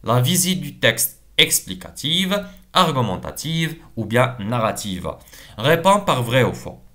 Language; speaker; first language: French; non-native, local second language; Arabic